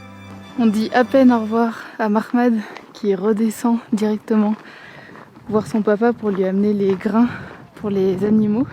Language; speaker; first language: French; native; French